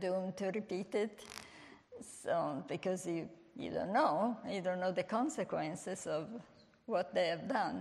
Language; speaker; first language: English; non-native, fluent; Italian